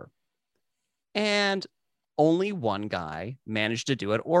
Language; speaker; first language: English; native; English